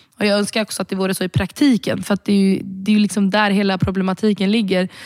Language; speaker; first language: Swedish; early bilingual, other home language; Romany